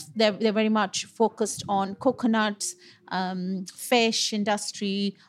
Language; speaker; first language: English; non-native, local second language; Punjabi